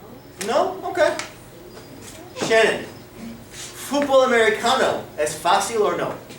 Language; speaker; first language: Spanish; non-native, fluent; English